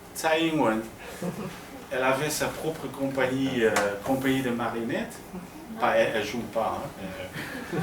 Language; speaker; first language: French; non-native, fluent; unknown